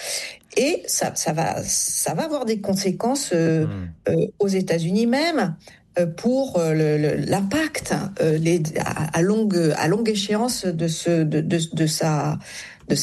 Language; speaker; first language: French; native; French